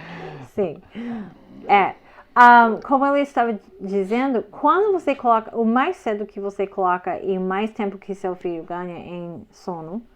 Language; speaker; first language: Portuguese; non-native, fluent; English